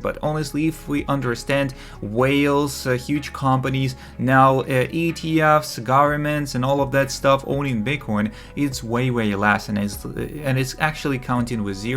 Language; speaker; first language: English; non-native, fluent; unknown